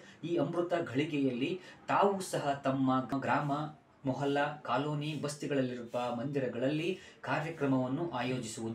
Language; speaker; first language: Kannada; native; Kannada